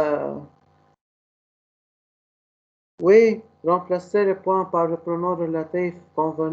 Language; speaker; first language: French; non-native, learner; Arabic